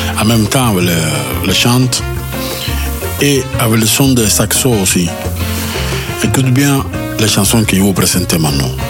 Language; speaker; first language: French; non-native, learner; Spanish